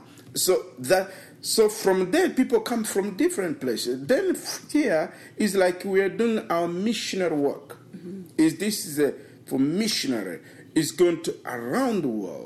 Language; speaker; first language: English; non-native, learner; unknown